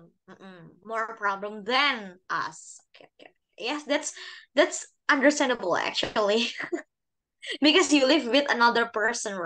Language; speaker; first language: English; non-native, local second language; Indonesian